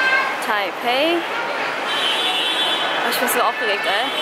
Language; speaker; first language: German; early bilingual, other home language; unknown